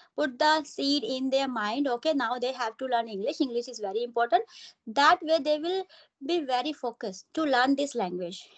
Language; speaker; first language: English; non-native, local second language; Hindi